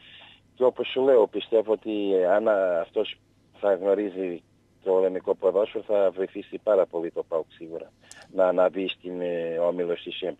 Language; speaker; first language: Greek; non-native, learner; Portuguese